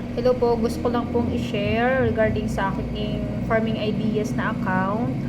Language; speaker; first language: Filipino; non-native, local second language; Cebuano